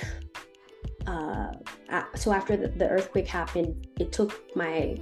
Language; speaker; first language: English; non-native, fluent; Haitian Creole